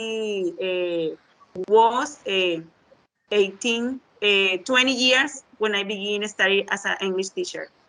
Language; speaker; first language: English; non-native, learner; Spanish